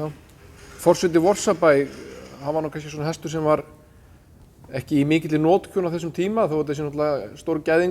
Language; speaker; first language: Icelandic; native; Icelandic